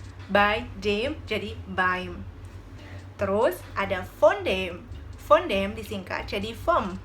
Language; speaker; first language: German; non-native, fluent; Indonesian